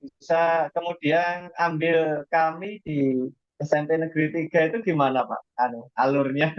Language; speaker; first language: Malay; non-native, local second language; Javanese